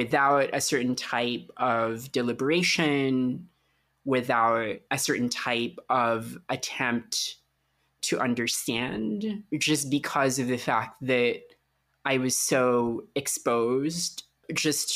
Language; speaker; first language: English; non-native, local second language; Filipino